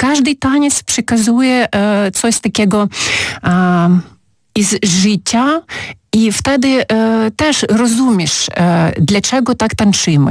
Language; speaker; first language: Polish; non-native, fluent; Ukrainian